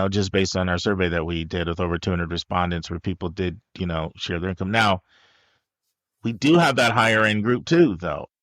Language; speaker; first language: English; native; English